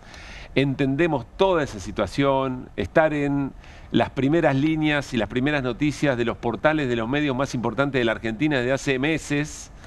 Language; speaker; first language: Spanish; native; Spanish